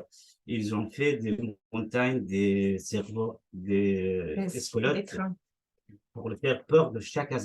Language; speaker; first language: French; non-native, fluent; Persian